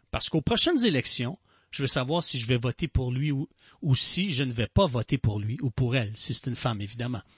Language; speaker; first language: French; native; French